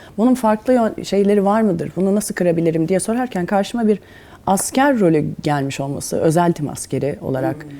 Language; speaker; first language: Turkish; native; Turkish